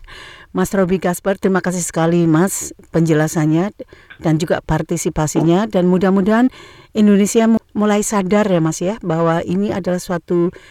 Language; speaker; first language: Indonesian; native; Indonesian